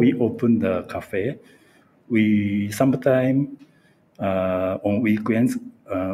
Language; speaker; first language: English; non-native, learner; Japanese